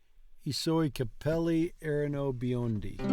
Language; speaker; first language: Italian; non-native, learner; English